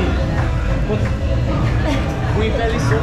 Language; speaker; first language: Spanish; non-native, learner; Korean